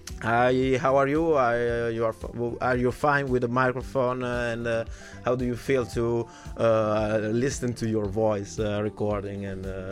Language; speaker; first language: English; non-native, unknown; Italian